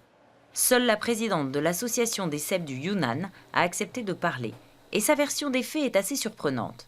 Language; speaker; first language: French; native; French